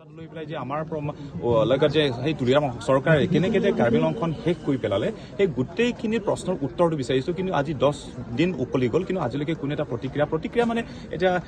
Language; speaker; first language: Assamese; non-native, local second language; Karbi